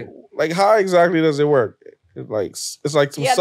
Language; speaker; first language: English; native; English